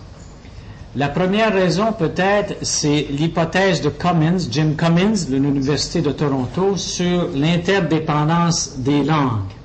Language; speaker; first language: French; native; French